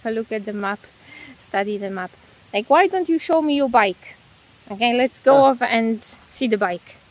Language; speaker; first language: English; non-native, fluent; Polish